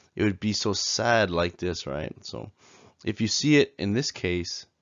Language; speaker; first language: English; native; English